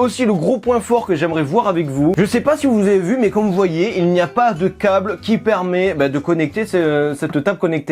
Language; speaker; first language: French; native; French